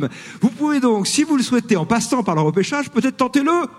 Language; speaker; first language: French; native; French